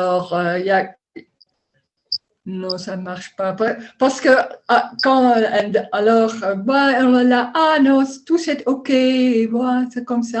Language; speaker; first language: French; non-native, learner; Dutch